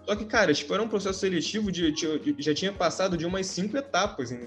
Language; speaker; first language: Portuguese; native; Portuguese